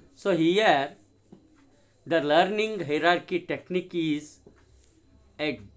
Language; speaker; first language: English; non-native, local second language; Kannada